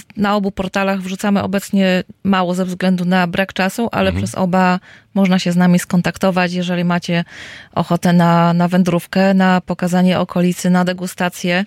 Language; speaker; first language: Polish; native; Polish